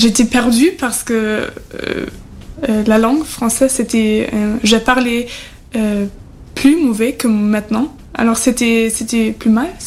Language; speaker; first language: French; non-native, fluent; German